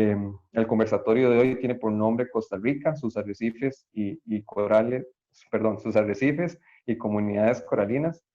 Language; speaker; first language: Spanish; native; Spanish